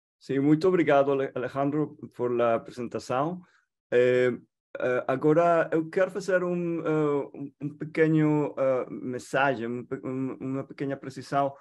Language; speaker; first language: Portuguese; non-native, fluent; Spanish